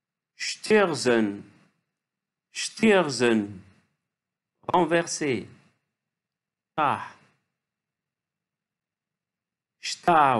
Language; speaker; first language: German; non-native, fluent; Arabic